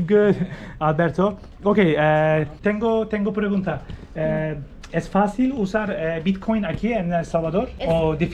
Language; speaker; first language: Spanish; non-native, learner; Turkish